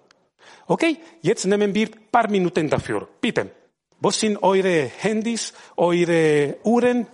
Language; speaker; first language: German; non-native, fluent; Spanish